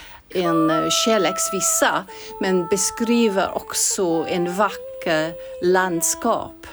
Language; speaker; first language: Swedish; non-native, fluent; English